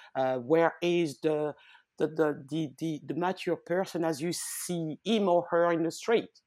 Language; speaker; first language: English; early bilingual, heritage; French